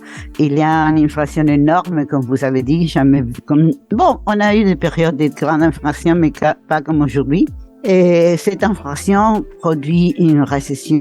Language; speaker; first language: French; non-native, fluent; Spanish